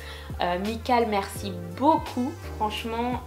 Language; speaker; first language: French; native; French